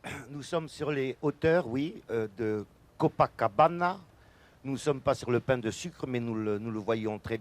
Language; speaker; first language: French; native; French